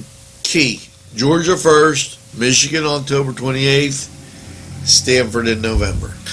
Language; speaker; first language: English; native; English